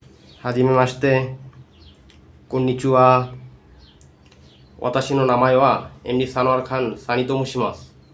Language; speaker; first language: Japanese; non-native, learner; Bangla